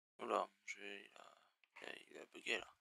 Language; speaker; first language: French; native; French